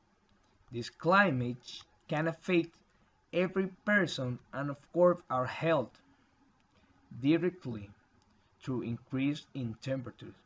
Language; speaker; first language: English; non-native, learner; Spanish